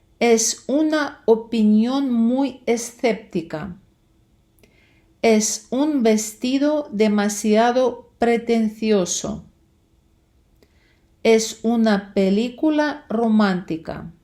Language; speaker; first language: Spanish; non-native, fluent; Ukrainian